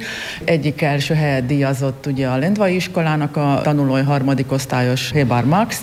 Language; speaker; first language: Hungarian; native; Hungarian